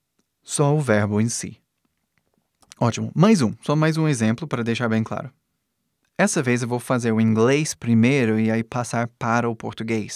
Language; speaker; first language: Portuguese; non-native, fluent; English